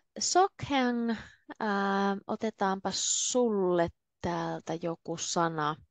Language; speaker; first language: Finnish; native; Finnish